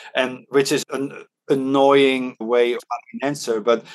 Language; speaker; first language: English; non-native, fluent; Dutch